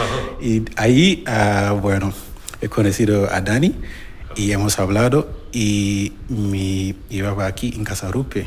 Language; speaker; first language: Spanish; non-native, learner; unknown